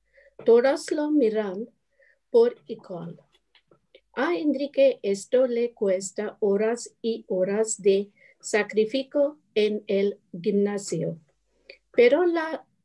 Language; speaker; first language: Spanish; non-native, learner; English